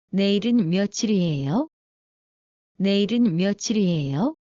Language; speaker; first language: Korean; non-native, learner; Bangla